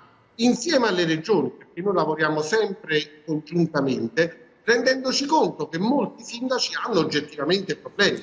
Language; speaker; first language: Italian; native; Italian